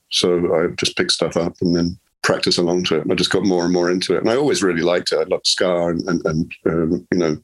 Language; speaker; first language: English; native; English